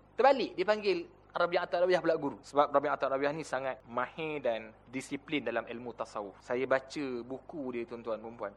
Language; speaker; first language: Malay; native; Malay